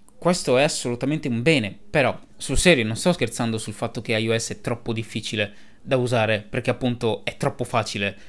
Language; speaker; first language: Italian; early bilingual, other home language; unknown